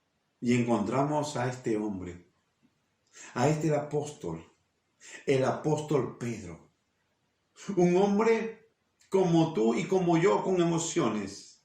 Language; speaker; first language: Spanish; native; Spanish